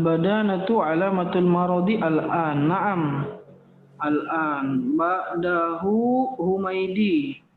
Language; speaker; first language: Arabic; non-native, fluent; Indonesian